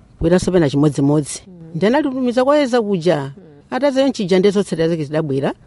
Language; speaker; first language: Nyanja; native; Nyanja